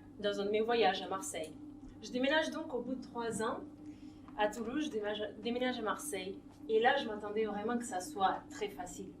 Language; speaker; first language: French; non-native, fluent; Portuguese